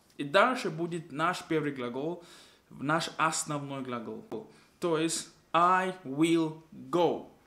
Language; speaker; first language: Russian; non-native, fluent; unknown